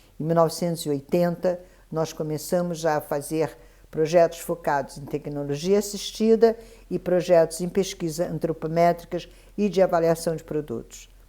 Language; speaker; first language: Portuguese; native; Portuguese